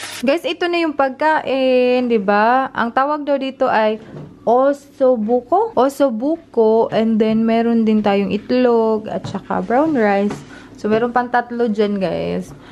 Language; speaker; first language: Filipino; native; Filipino